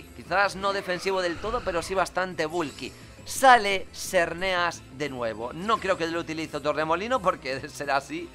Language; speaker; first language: Spanish; native; Spanish